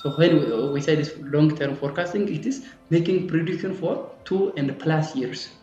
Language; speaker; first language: English; non-native, local second language; Amharic